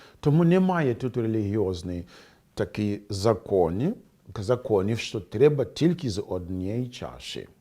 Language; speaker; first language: Ukrainian; non-native, fluent; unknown